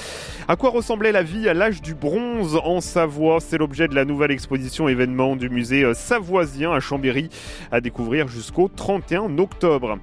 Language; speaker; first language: French; native; French